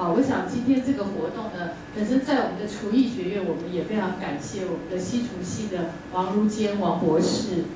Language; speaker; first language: Chinese; native; Chinese